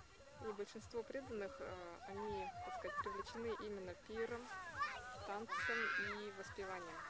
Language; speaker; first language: Russian; native; Russian